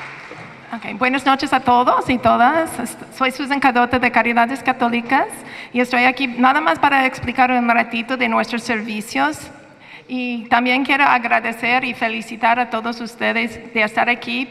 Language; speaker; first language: Spanish; non-native, fluent; English